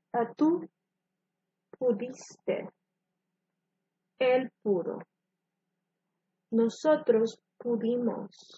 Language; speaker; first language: Spanish; non-native, fluent; English